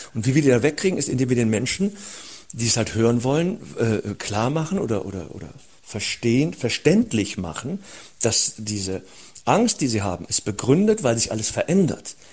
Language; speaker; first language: German; early bilingual, other home language; Turkish